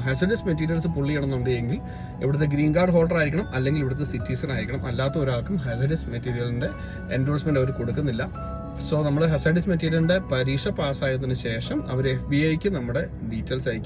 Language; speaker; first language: Malayalam; native; Malayalam